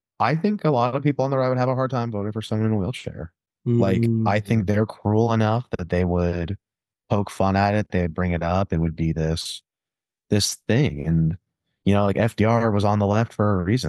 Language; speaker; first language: English; native; English